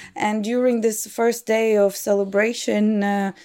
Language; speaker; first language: English; non-native, fluent; Russian